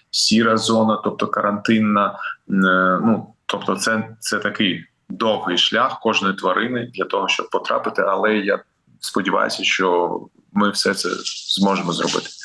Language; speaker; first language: Ukrainian; non-native, local second language; Russian